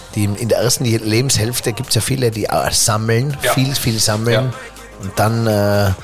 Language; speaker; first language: German; native; German